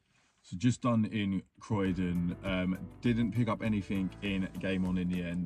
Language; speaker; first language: English; native; English